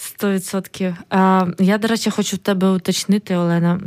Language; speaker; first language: Ukrainian; native; Ukrainian